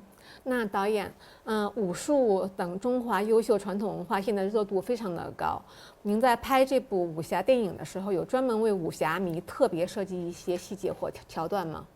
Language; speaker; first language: Chinese; native; Chinese